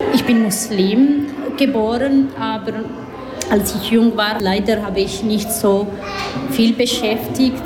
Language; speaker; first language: German; non-native, learner; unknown